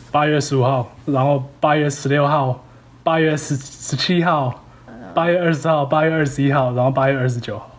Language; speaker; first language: Chinese; early bilingual, heritage; Chinese